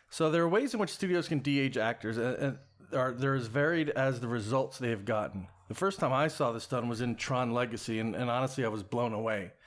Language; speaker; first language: English; native; English